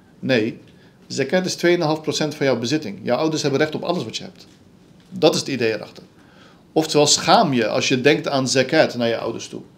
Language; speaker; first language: Dutch; early bilingual, other home language; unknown